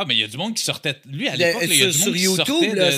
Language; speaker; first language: French; native; French